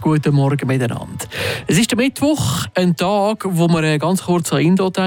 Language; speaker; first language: German; native; German